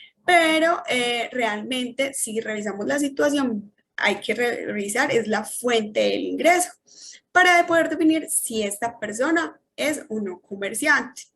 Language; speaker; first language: Spanish; native; Spanish